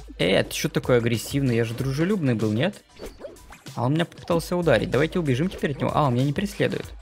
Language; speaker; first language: Russian; native; Russian